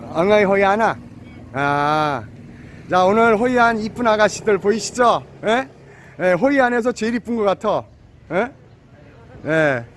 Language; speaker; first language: Korean; native; Korean